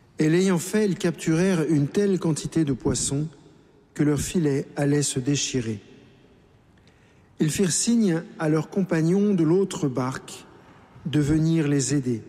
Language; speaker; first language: French; native; French